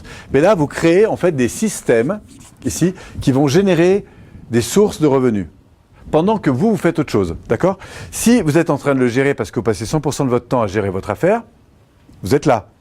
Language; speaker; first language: French; native; French